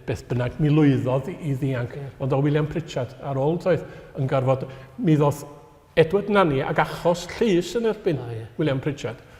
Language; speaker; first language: Welsh; native; Welsh